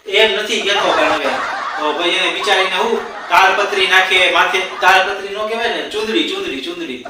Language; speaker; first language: Gujarati; native; Gujarati